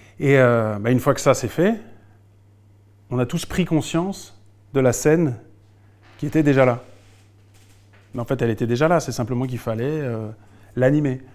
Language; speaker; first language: French; native; French